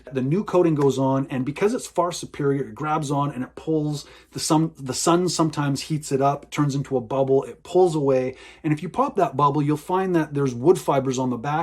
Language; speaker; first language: English; native; English